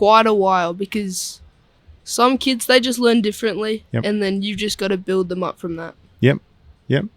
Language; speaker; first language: English; native; English